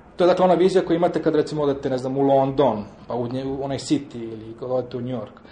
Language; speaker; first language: Serbian; native; Serbian